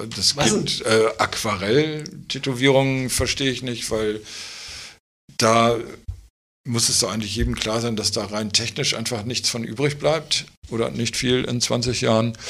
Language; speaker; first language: German; native; German